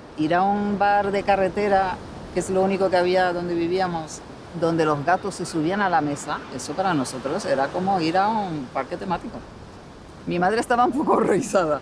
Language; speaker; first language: Spanish; early bilingual, other home language; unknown